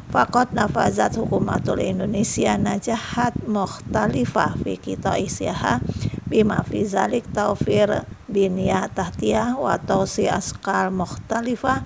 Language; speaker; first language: Arabic; non-native, fluent; Indonesian